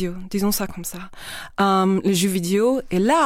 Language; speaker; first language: French; non-native, fluent; English